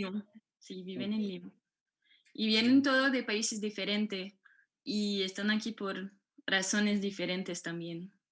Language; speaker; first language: Spanish; non-native, fluent; French